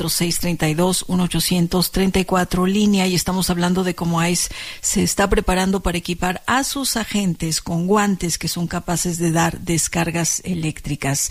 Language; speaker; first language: Spanish; native; Spanish